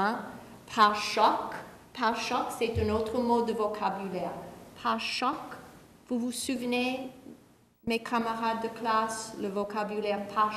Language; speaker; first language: French; non-native, fluent; English